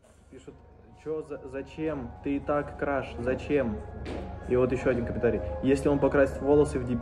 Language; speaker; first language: Russian; native; Russian